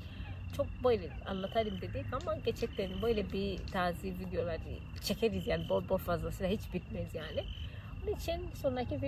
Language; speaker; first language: Turkish; non-native, fluent; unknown